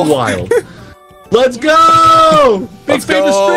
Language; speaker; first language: English; native; English